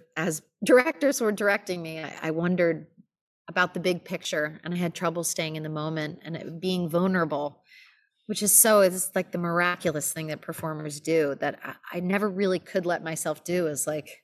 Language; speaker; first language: English; native; English